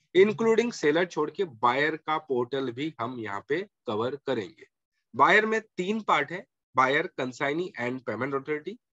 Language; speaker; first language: Hindi; non-native, local second language; Marathi